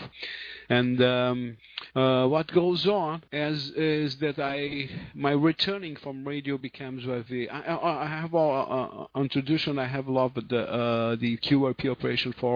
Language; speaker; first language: English; non-native, learner; Portuguese